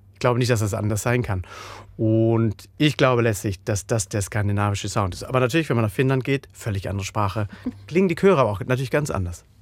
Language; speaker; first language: German; native; German